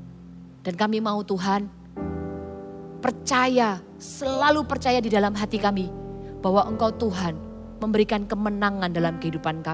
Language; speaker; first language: Indonesian; native; Indonesian